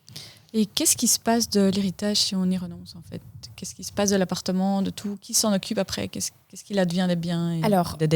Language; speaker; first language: French; native; French